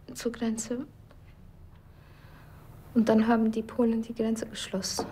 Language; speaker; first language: German; non-native, learner; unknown